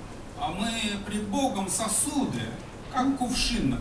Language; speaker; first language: Polish; non-native, learner; Russian